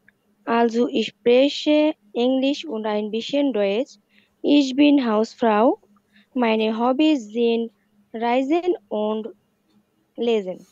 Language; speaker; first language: German; non-native, learner; Bangla